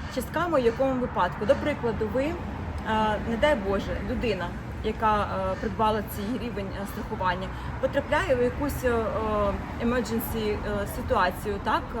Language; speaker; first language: Ukrainian; non-native, local second language; Russian